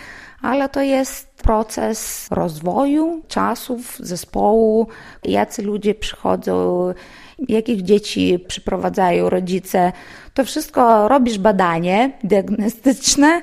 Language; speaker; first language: Polish; non-native, local second language; Lithuanian